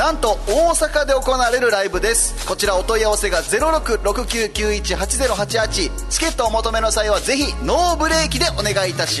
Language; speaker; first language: Japanese; native; Japanese